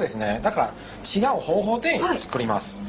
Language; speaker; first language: Japanese; non-native, learner; Chinese